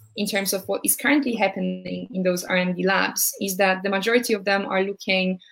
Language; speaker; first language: English; non-native, fluent; Polish